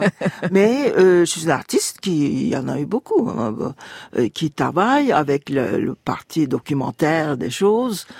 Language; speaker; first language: French; non-native, fluent; Turkish